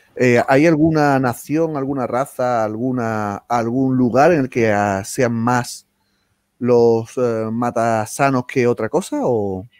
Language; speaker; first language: Spanish; native; Spanish